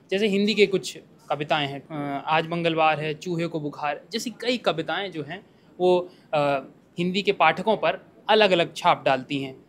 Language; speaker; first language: Hindi; native; Hindi